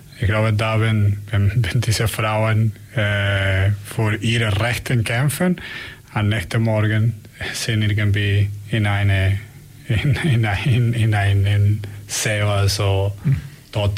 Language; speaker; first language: German; non-native, learner; Spanish